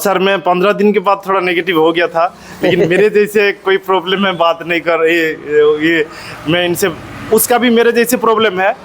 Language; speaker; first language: Hindi; non-native, local second language; Bangla